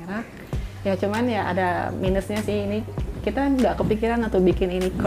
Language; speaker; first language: Indonesian; native; Indonesian